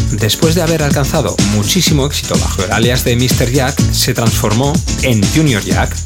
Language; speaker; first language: Spanish; native; Spanish